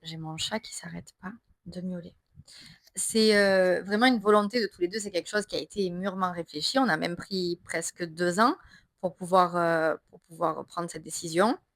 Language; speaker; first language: French; native; French